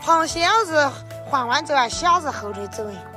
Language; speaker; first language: Chinese; native; Chinese